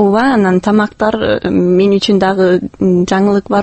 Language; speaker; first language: Kyrgyz; non-native, fluent; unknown